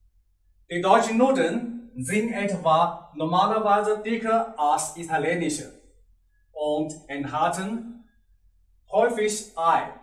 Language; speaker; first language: German; non-native, learner; Chinese